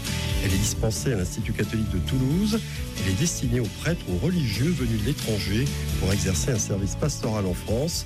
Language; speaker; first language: French; native; French